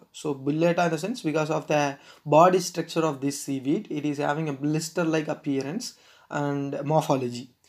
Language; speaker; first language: English; non-native, local second language; Tamil